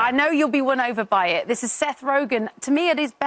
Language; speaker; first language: English; native; English